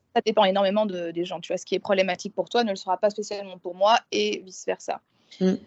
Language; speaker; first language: French; native; French